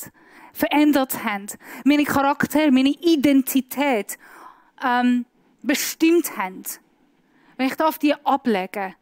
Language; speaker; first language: German; non-native, fluent; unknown